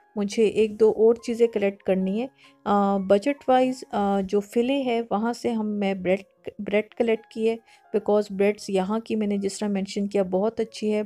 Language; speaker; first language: Urdu; native; Urdu